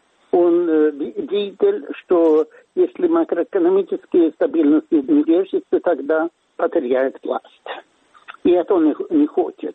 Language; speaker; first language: Russian; non-native, fluent; Swedish